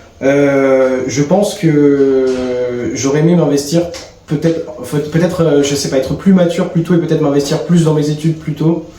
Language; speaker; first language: French; native; French